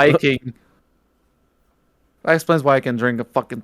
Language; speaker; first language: English; native; English